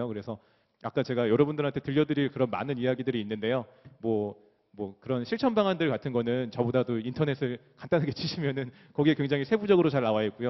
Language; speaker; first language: Korean; native; Korean